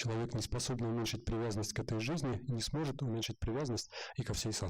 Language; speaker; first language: Russian; native; Russian